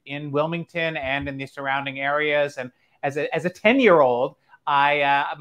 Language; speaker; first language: English; native; English